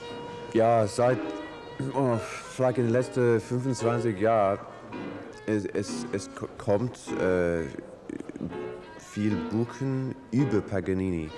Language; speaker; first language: German; non-native, learner; English